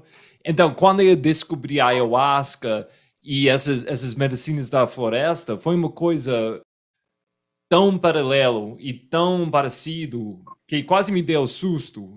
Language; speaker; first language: Portuguese; non-native, fluent; English